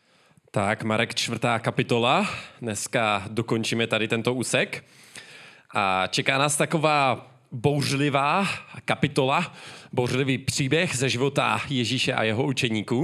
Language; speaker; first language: Czech; native; Czech